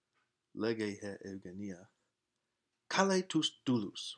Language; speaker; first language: Greek; non-native, fluent; English